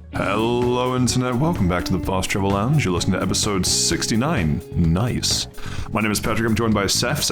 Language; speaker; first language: English; native; English